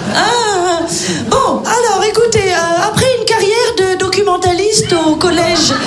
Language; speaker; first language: French; native; French